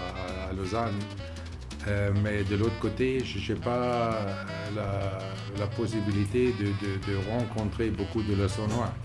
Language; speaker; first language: French; non-native, fluent; German